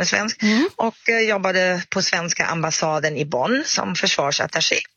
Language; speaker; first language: Swedish; non-native, fluent; German